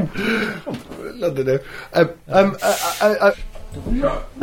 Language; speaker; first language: English; native; English